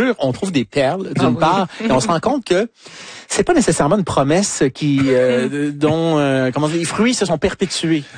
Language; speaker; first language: French; native; French